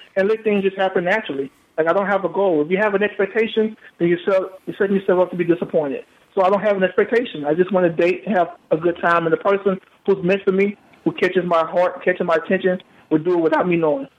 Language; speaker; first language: English; native; English